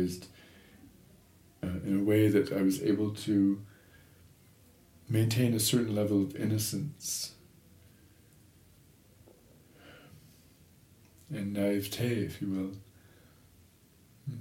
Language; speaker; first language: English; native; English